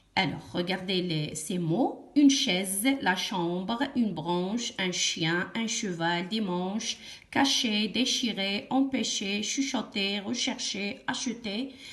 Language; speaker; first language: French; non-native, local second language; Arabic